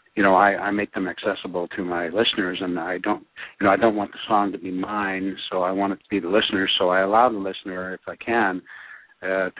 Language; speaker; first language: English; early bilingual, other home language; French